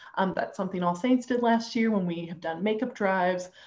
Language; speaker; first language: English; native; English